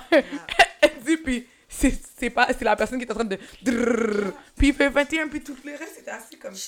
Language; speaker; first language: French; early bilingual, heritage; French